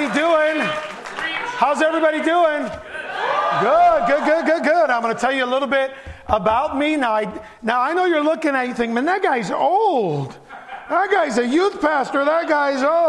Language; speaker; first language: English; early bilingual, other home language; Spanish